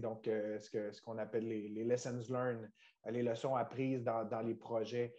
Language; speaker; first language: French; native; French